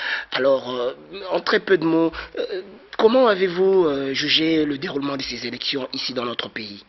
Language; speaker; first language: French; non-native, local second language; Lingala